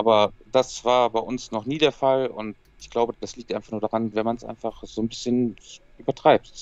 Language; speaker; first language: German; native; German